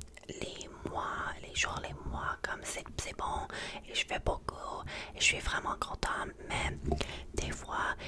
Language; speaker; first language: French; non-native, learner; English